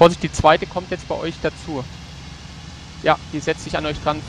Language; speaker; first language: German; native; German